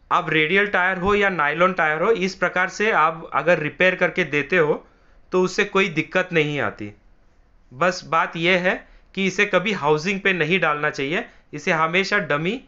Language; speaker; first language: Hindi; non-native, local second language; Marathi